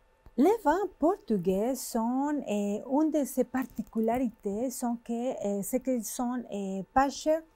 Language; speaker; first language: French; non-native, fluent; Spanish